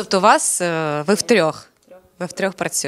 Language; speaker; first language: Ukrainian; native; Ukrainian